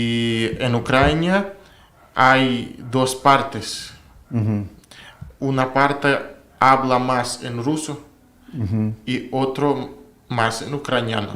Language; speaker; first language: Spanish; non-native, learner; Russian